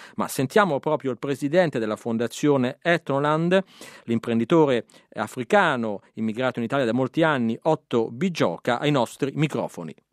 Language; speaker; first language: Italian; native; Italian